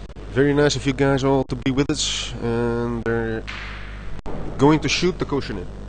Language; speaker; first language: English; non-native, fluent; Dutch